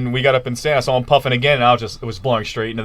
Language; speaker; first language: English; native; English